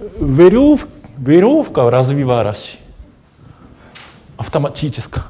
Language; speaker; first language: Russian; non-native, fluent; Japanese